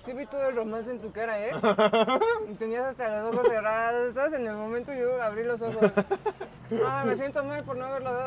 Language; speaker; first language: Spanish; native; Spanish